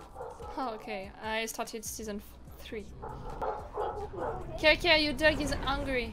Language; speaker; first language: English; non-native, learner; French